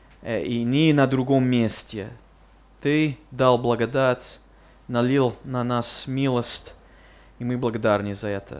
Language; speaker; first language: Russian; non-native, fluent; English